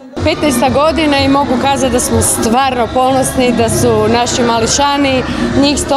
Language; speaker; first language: Croatian; native; Croatian